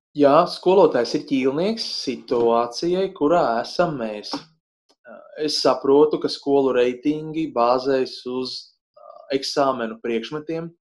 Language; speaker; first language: Latvian; native; Latvian